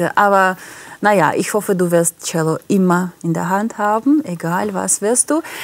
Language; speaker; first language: German; non-native, fluent; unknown